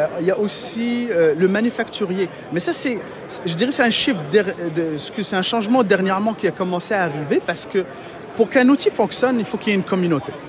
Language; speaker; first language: French; non-native, local second language; Arabic